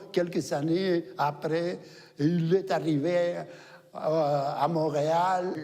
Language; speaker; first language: French; non-native, fluent; Spanish